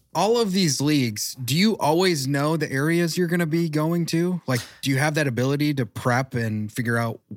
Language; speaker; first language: English; native; English